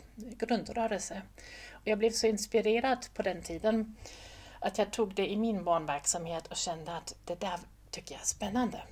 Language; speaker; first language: Swedish; non-native, fluent; German